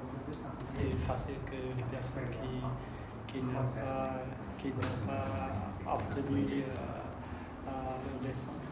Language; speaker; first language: French; non-native, learner; Khmer